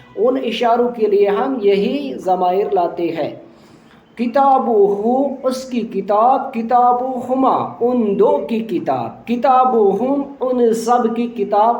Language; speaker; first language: Urdu; non-native, local second language; Punjabi